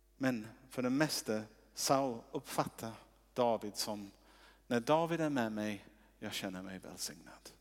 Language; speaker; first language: Swedish; non-native, fluent; English